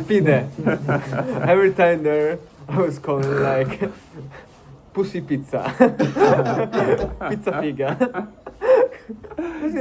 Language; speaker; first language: English; non-native, fluent; Italian